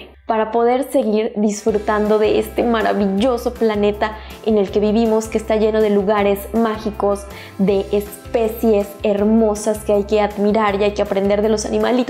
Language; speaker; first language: Spanish; native; Spanish